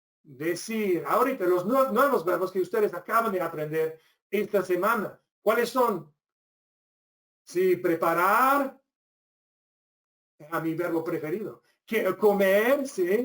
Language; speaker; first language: Spanish; non-native, fluent; English